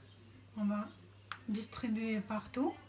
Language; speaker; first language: French; non-native, fluent; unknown